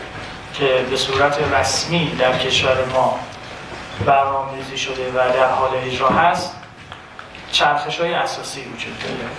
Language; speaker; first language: Persian; native; Persian